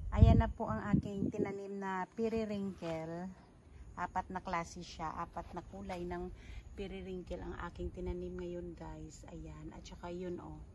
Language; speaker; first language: Filipino; non-native, local second language; Cebuano